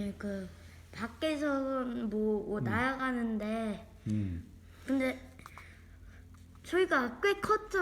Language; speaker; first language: Korean; native; Korean